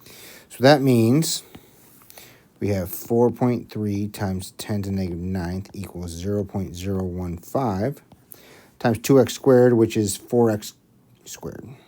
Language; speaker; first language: English; native; English